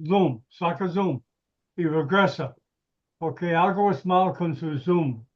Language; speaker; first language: Spanish; non-native, learner; English